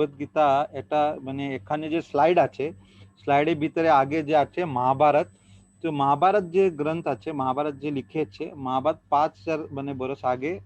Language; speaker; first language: Bangla; non-native, learner; Hindi